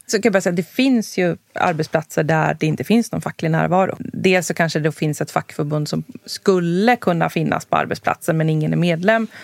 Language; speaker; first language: Swedish; native; Swedish